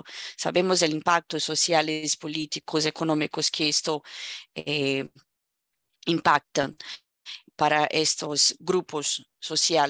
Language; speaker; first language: Spanish; non-native, fluent; Portuguese